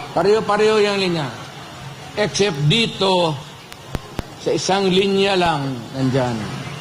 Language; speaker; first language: Filipino; non-native, local second language; Cebuano